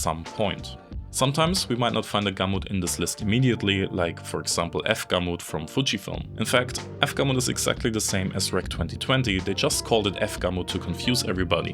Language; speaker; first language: English; non-native, fluent; German